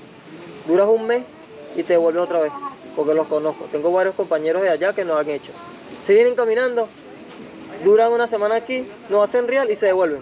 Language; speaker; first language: Spanish; native; Spanish